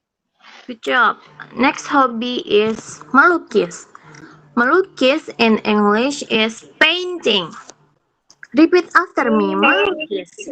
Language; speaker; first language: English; non-native, fluent; Indonesian